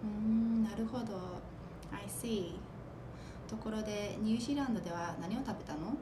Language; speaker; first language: Japanese; non-native, fluent; English